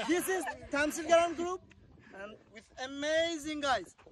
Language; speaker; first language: English; non-native, fluent; Persian